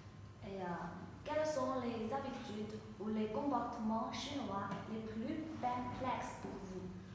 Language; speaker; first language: French; non-native, learner; Chinese